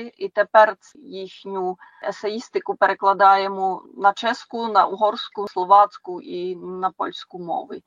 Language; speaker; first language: Ukrainian; non-native, fluent; Czech